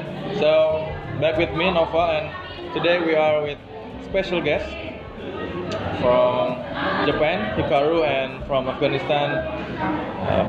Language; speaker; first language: English; non-native, fluent; Indonesian